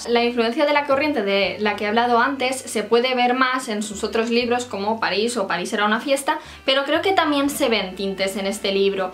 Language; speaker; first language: Spanish; native; Spanish